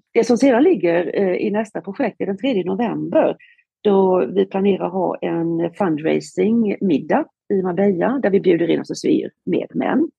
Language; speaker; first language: Swedish; native; Swedish